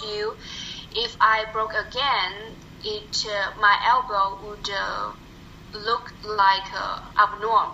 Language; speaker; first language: English; non-native, learner; Chinese